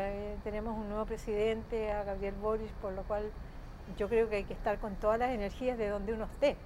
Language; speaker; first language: Spanish; native; Spanish